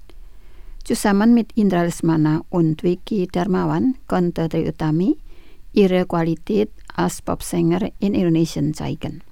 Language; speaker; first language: German; non-native, fluent; Indonesian